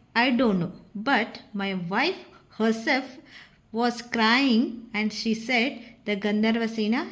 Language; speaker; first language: English; non-native, local second language; Kannada